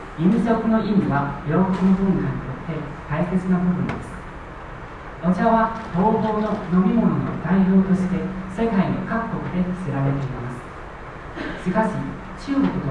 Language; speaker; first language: Japanese; non-native, fluent; Chinese